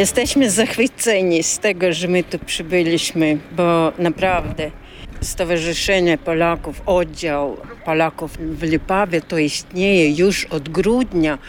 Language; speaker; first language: Polish; early bilingual, heritage; Polish